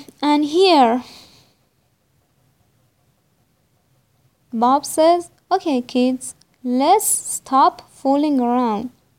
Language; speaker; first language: English; non-native, fluent; Persian